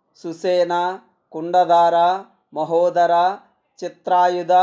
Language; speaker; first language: Telugu; native; Telugu